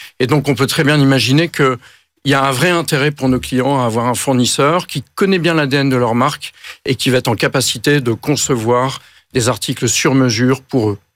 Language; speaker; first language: French; native; French